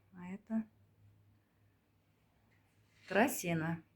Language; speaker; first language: Russian; non-native, learner; Turkmen